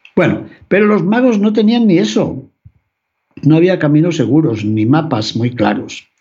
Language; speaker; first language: Spanish; native; Spanish